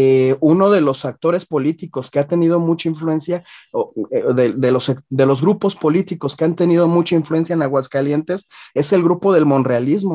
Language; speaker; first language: Spanish; native; Spanish